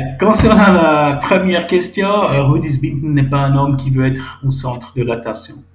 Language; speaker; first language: French; non-native, local second language; Swiss German